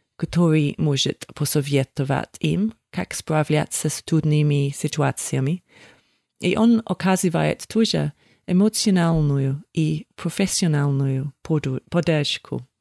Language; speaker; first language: Russian; non-native, fluent; English